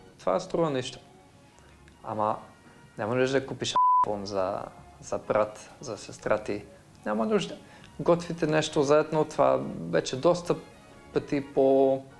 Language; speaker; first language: Bulgarian; non-native, fluent; Dutch